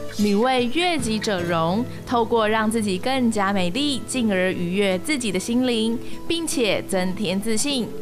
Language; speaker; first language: Chinese; native; Chinese